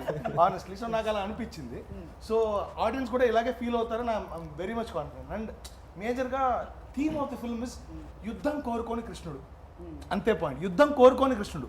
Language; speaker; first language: Telugu; native; Telugu